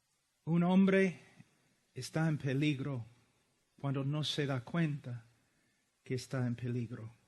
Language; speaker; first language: Spanish; non-native, fluent; English